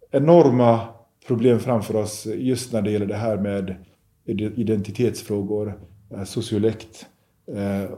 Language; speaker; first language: Swedish; early bilingual, other home language; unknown